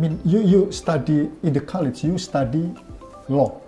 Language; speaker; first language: English; non-native, fluent; Indonesian